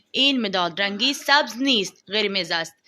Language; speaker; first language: Persian; non-native, fluent; Urdu